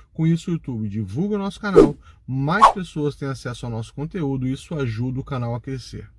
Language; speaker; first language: Portuguese; native; Portuguese